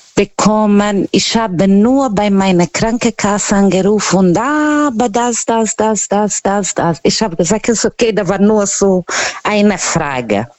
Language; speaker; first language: German; non-native, learner; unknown